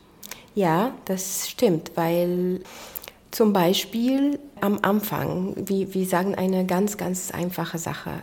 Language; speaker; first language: German; non-native, fluent; Arabic